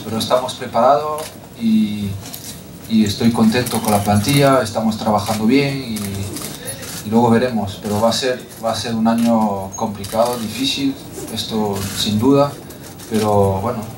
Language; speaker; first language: Spanish; non-native, fluent; French